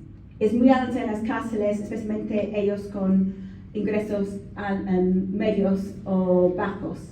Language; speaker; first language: Spanish; non-native, learner; English